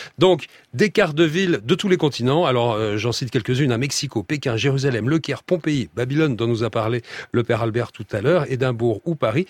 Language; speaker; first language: French; native; French